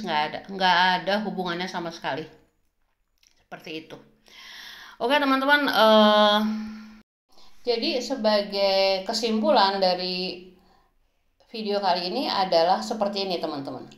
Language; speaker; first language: Indonesian; native; Indonesian